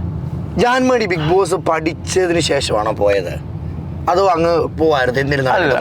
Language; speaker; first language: Malayalam; native; Malayalam